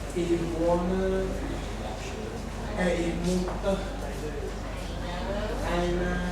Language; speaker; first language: German; non-native, learner; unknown